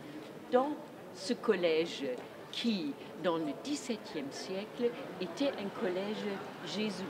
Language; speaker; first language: French; non-native, fluent; German